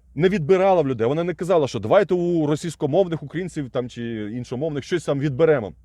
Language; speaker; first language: Ukrainian; non-native, local second language; Russian